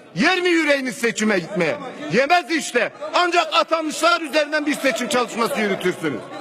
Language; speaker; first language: Turkish; non-native, local second language; Kurdish